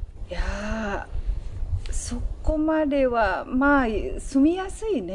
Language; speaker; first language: Japanese; non-native, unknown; Indonesian